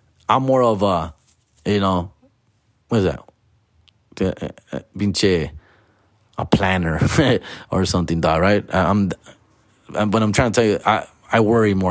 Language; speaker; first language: English; early bilingual, other home language; Spanish